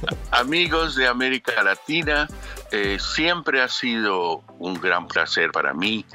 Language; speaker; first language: Spanish; native; Spanish